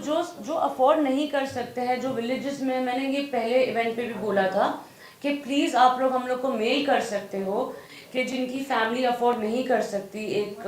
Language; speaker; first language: Hindi; native; Hindi